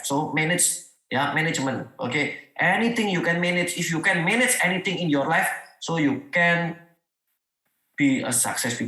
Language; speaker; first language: English; non-native, learner; Indonesian